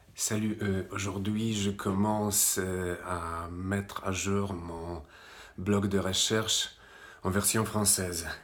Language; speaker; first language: French; non-native, fluent; Polish